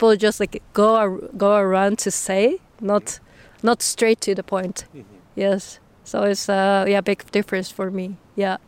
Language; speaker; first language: English; non-native, learner; Japanese